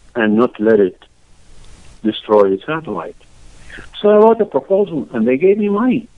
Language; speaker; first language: English; non-native, fluent; Arabic